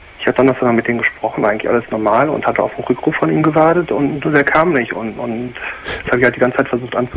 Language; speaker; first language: German; native; German